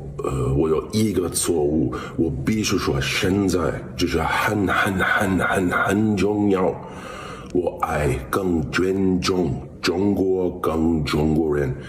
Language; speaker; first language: Chinese; non-native, learner; English